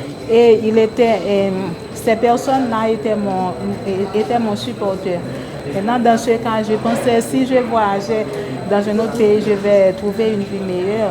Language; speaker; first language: French; non-native, local second language; Haitian Creole